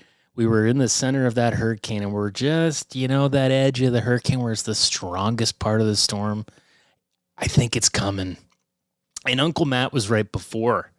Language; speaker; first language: English; native; English